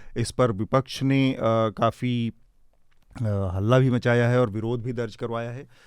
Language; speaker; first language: Hindi; native; Hindi